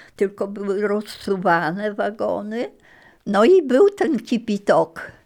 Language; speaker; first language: Polish; native; Polish